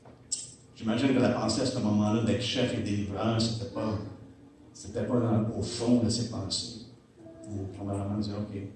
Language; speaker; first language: French; native; French